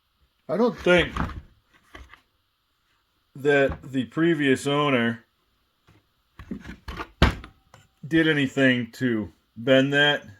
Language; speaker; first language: English; native; English